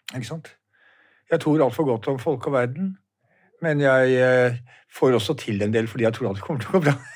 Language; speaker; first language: Norwegian; native; Norwegian